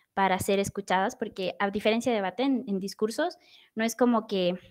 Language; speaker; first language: Spanish; native; Spanish